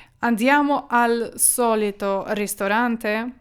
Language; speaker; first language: Italian; non-native, fluent; Ukrainian